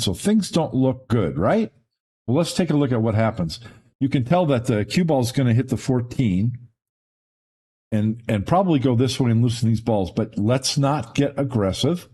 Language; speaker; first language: English; native; English